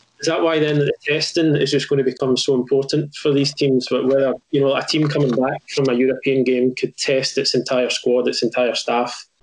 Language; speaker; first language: English; native; English